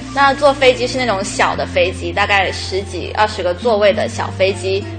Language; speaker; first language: Chinese; native; Chinese